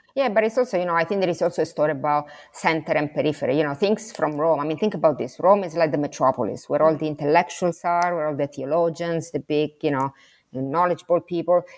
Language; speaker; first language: English; non-native, fluent; Italian